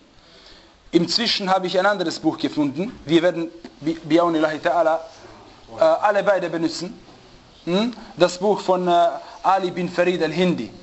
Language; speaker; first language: German; non-native, fluent; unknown